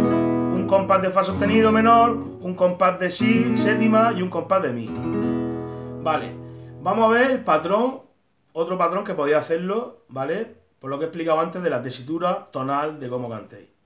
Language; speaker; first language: Spanish; native; Spanish